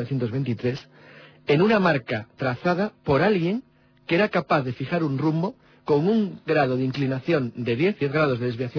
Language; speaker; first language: Spanish; native; Spanish